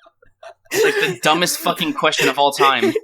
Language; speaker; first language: English; native; English